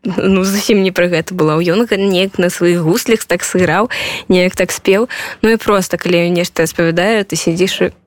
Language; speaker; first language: Belarusian; non-native, local second language; Russian